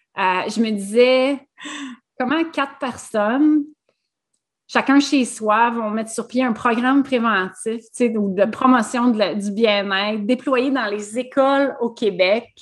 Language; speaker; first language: French; native; French